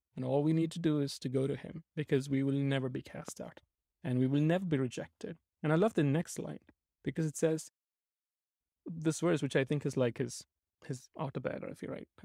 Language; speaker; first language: English; non-native, local second language; Malayalam